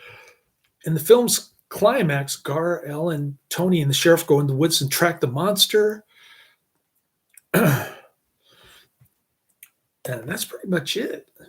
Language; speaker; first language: English; native; English